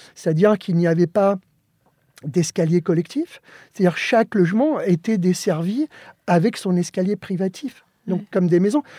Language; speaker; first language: French; early bilingual, other home language; Spanish